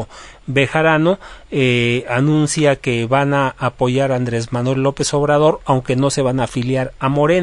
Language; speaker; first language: Spanish; native; Spanish